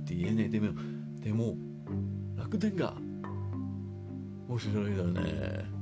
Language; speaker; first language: Japanese; non-native, learner; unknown